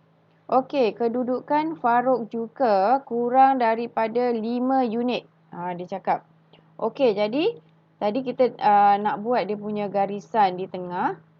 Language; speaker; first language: Malay; native; Malay